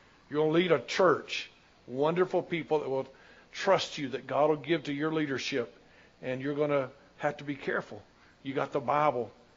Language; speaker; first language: English; native; English